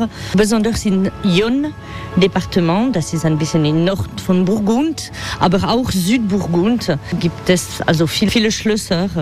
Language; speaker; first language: German; non-native, fluent; French